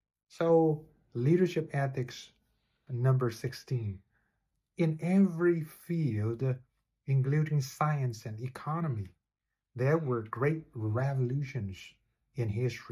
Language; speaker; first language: English; non-native, fluent; Burmese